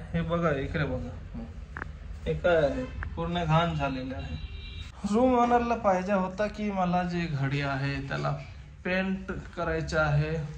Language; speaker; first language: Marathi; non-native, local second language; Hindi